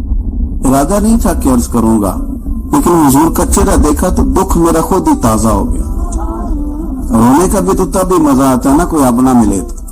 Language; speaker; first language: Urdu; non-native, local second language; Punjabi